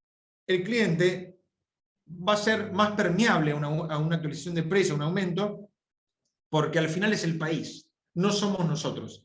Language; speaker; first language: Spanish; native; Spanish